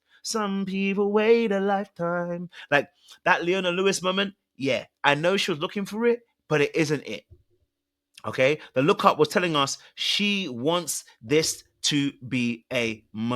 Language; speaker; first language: English; native; English